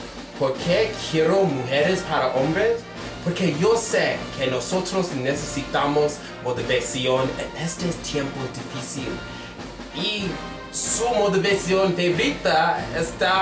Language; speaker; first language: Spanish; non-native, learner; English